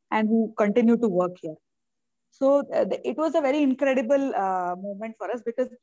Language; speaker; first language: English; non-native, local second language; Malayalam